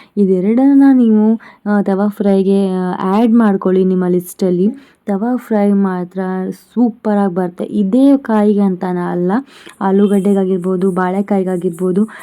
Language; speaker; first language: Kannada; non-native, local second language; Konkani